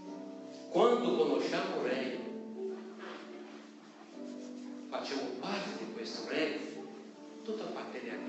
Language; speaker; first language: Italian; non-native, learner; Portuguese